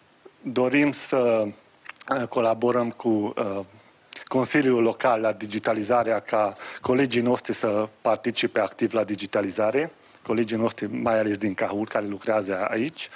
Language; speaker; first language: Romanian; non-native, local second language; Hungarian